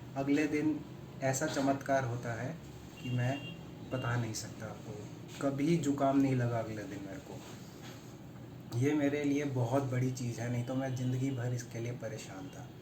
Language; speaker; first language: Hindi; native; Hindi